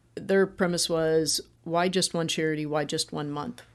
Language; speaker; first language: English; native; English